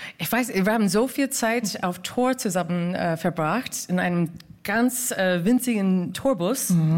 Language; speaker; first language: German; non-native, fluent; English